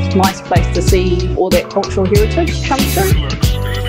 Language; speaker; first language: English; native; English